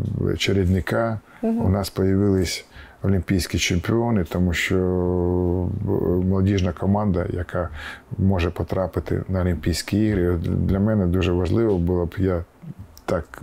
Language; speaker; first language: Ukrainian; non-native, local second language; Russian